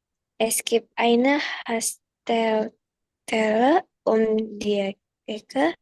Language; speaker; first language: German; non-native, learner; Indonesian